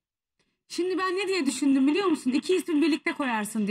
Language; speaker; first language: Turkish; native; Turkish